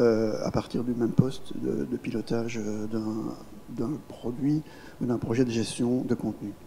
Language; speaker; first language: French; native; French